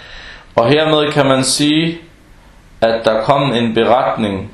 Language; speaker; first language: Danish; early bilingual, other home language; Arabic